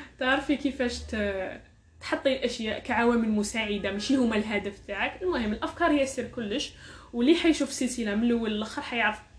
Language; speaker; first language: Arabic; native; Arabic